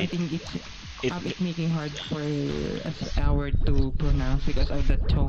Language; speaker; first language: English; non-native, local second language; Filipino